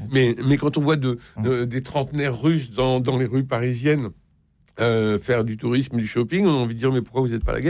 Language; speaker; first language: French; native; French